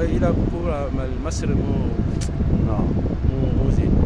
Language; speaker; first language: Arabic; non-native, learner; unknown